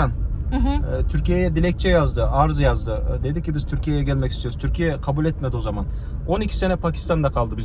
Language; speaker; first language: Turkish; non-native, local second language; Kazakh